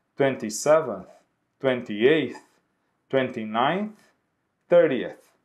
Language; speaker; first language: English; non-native, fluent; Portuguese